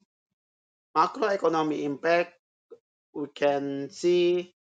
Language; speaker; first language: English; non-native, learner; Indonesian